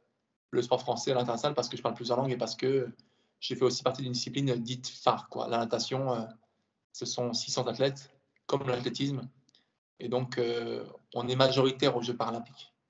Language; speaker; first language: French; native; French